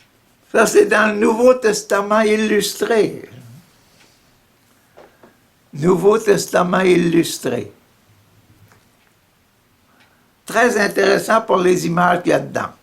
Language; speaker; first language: French; native; French